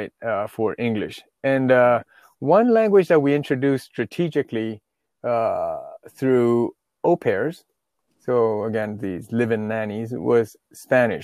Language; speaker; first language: English; non-native, fluent; Chinese